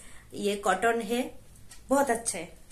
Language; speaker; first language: Hindi; non-native, local second language; Bangla